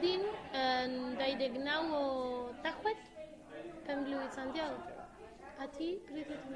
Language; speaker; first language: Welsh; non-native, learner; Spanish